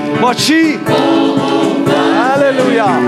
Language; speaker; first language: Persian; native; Persian